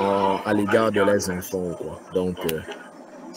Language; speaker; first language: French; non-native, fluent; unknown